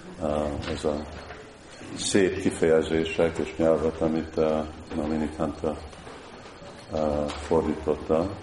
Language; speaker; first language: Hungarian; early bilingual, heritage; Hungarian